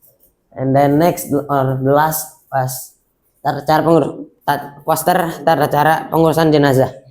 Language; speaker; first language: English; non-native, local second language; Indonesian